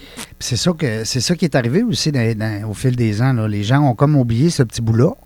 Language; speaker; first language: French; native; French